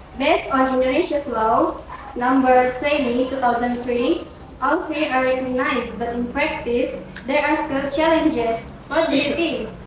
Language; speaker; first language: English; non-native, learner; Indonesian